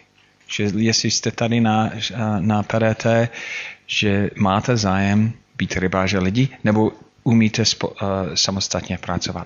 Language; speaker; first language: Czech; non-native, fluent; English